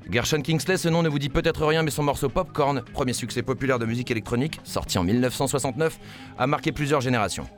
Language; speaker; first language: French; native; French